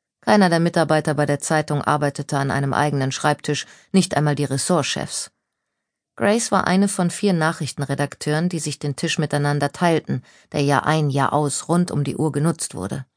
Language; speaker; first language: German; native; German